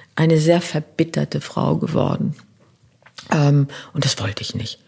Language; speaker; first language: German; non-native, local second language; French